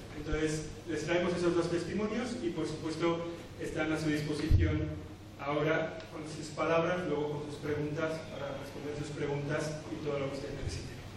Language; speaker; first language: Spanish; native; Spanish